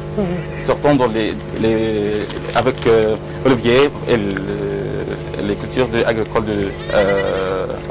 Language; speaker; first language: French; non-native, learner; Arabic